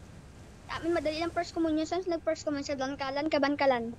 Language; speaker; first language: Filipino; non-native, local second language; Hiligaynon